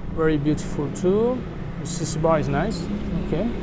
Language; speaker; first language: English; non-native, fluent; French